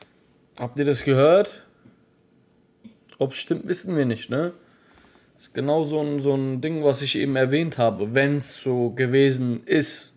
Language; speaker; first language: German; native; German